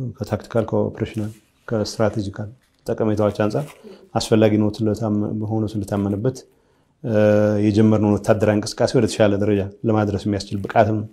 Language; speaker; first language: Amharic; non-native, local second language; Tigrinya